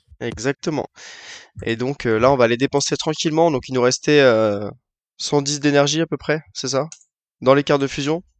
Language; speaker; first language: French; native; French